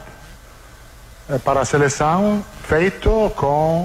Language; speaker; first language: Portuguese; non-native, fluent; Italian